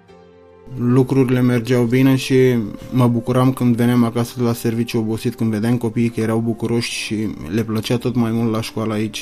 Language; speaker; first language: Romanian; native; Romanian